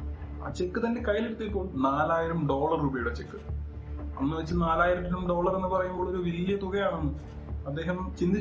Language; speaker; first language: Malayalam; native; Malayalam